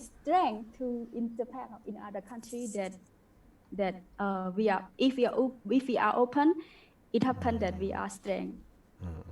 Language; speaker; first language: English; non-native, learner; Khmer